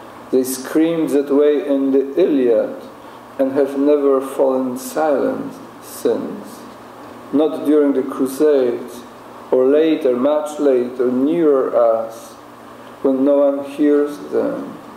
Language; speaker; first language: English; non-native, fluent; Polish